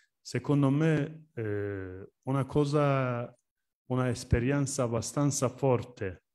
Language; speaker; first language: Italian; non-native, learner; Turkish